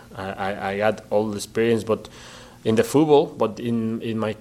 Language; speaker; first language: English; non-native, learner; Spanish